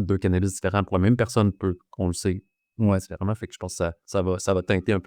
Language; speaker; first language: French; native; French